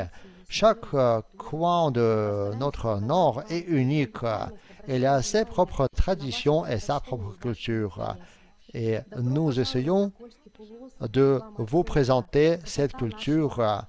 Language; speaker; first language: French; non-native, fluent; Russian